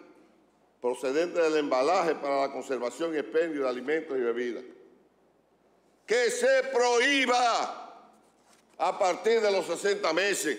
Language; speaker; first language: Spanish; native; Spanish